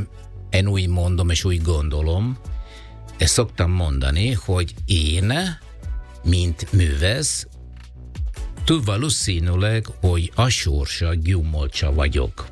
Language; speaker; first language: Hungarian; non-native, fluent; Italian